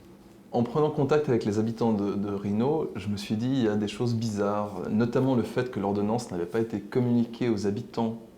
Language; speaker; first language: French; native; French